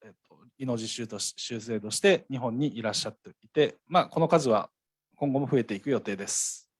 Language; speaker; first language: Japanese; native; Japanese